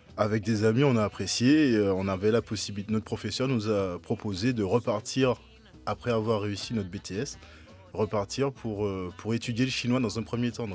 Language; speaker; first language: French; native; French